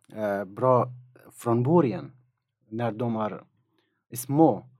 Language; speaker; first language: Swedish; non-native, fluent; Persian